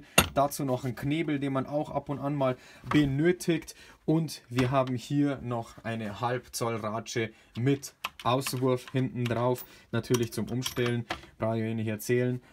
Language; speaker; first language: German; native; German